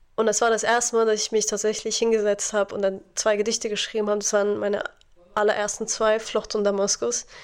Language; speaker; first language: German; non-native, fluent; Arabic